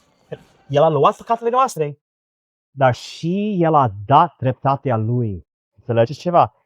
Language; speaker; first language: Romanian; non-native, learner; English